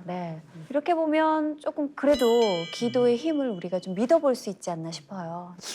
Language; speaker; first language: Korean; native; Korean